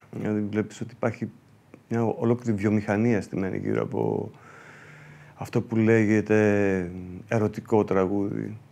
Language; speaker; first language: Greek; early bilingual, heritage; Greek